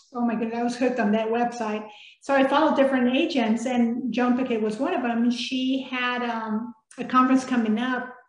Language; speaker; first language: English; early bilingual, other home language; Spanish